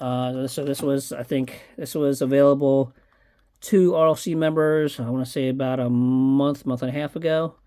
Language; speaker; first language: English; native; English